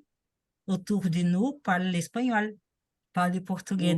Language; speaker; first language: French; non-native, learner; Portuguese